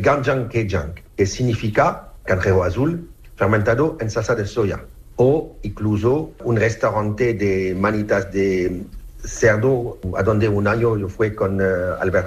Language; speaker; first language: Spanish; non-native, fluent; French